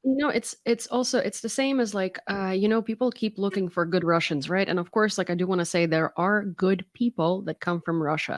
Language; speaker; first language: English; non-native, fluent; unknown